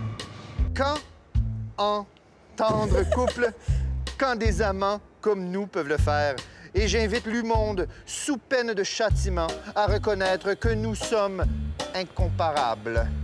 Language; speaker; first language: French; native; French